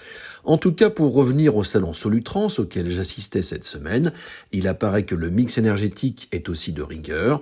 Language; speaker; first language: French; native; French